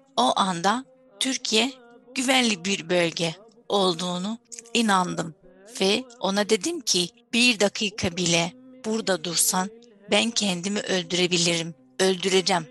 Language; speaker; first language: Turkish; non-native, fluent; Arabic